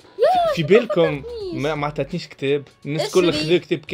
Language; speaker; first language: Arabic; native; Arabic